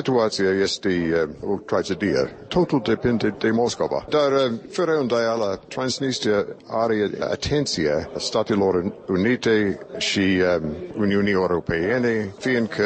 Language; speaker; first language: Romanian; non-native, fluent; English